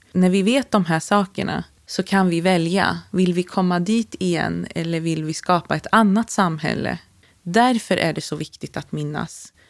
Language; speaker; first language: Swedish; native; Swedish